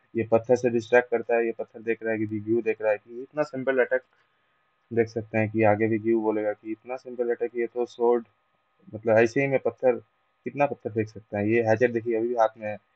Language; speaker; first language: Hindi; non-native, local second language; Bangla